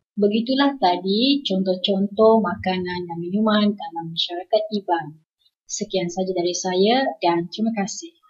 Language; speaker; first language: Malay; non-native, local second language; Iban